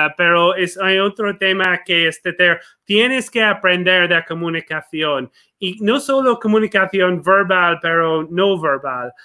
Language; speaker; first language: Spanish; non-native, fluent; English